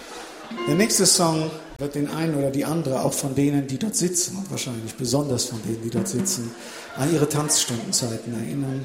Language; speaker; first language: German; native; German